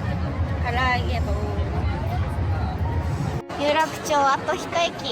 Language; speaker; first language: Japanese; native; Japanese